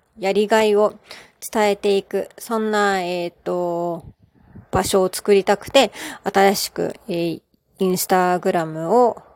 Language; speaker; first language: Japanese; native; Japanese